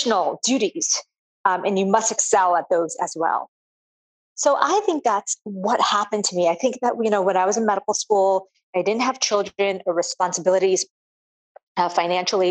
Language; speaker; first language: English; native; English